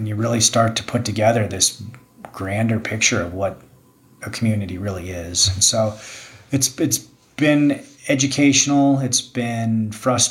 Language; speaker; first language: English; native; English